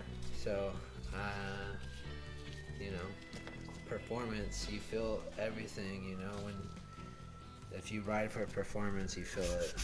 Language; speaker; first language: English; native; English